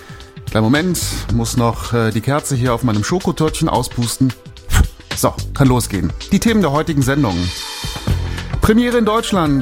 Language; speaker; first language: German; native; German